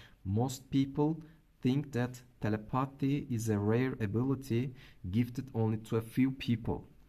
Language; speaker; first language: English; non-native, fluent; Turkish